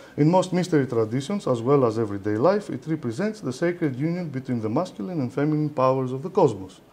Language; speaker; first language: English; non-native, fluent; Greek